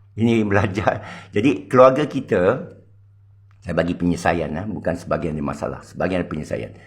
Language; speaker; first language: Malay; non-native, local second language; Chinese